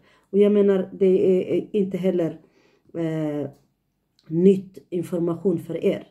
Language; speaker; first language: Swedish; non-native, fluent; Tigrinya